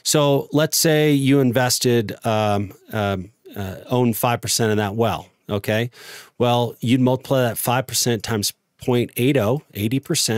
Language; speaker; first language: English; native; English